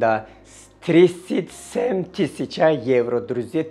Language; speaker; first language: Russian; non-native, learner; Turkish